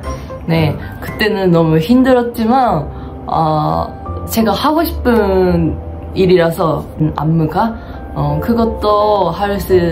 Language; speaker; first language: Korean; non-native, fluent; Japanese